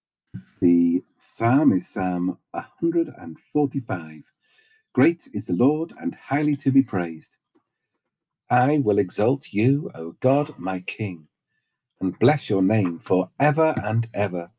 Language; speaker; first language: English; native; English